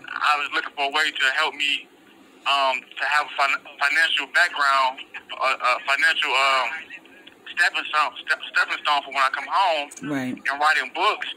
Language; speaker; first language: English; native; English